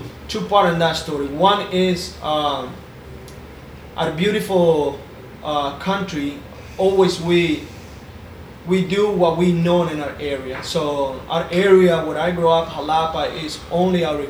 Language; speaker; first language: English; non-native, fluent; Spanish